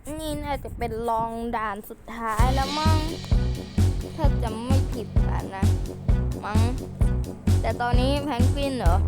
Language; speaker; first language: Thai; native; Thai